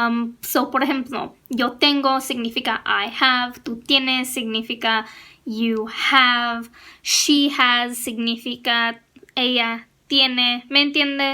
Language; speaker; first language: Spanish; non-native, fluent; English